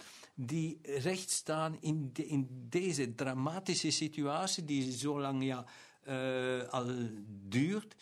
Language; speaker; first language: Dutch; non-native, local second language; German